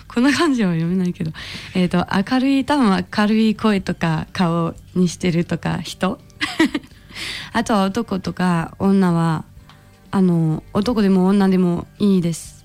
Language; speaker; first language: Japanese; non-native, learner; French